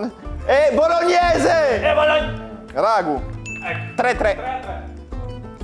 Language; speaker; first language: Italian; non-native, fluent; French